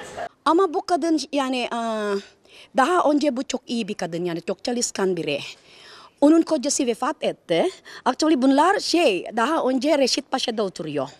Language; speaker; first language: Turkish; non-native, learner; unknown